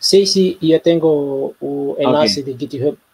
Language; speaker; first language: Spanish; non-native, learner; Portuguese